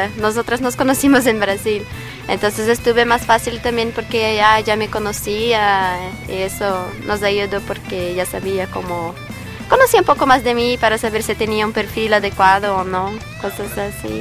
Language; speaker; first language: Spanish; non-native, learner; Portuguese